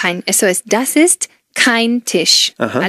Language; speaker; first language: German; non-native, fluent; Spanish